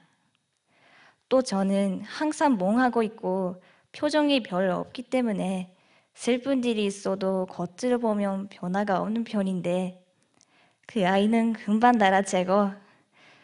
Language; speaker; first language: Korean; non-native, fluent; Japanese